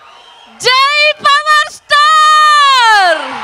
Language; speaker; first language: Telugu; native; Telugu